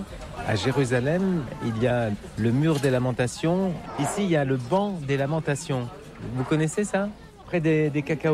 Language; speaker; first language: French; native; French